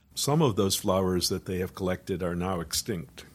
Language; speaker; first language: English; native; English